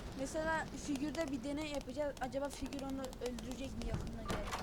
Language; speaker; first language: Turkish; native; Turkish